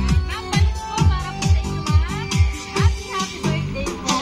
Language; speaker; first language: Filipino; native; Filipino